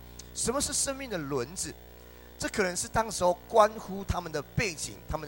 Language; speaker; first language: Chinese; native; Chinese